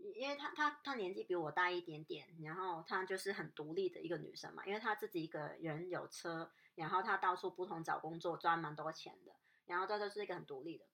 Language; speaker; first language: Chinese; non-native, local second language; Cantonese